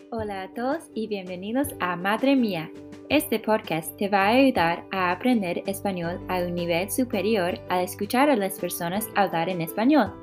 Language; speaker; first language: Spanish; early bilingual, heritage; English